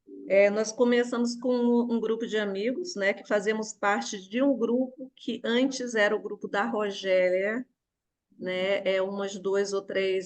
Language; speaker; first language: Portuguese; native; Portuguese